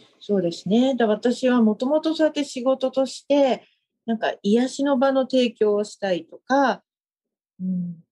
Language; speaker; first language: Japanese; native; Japanese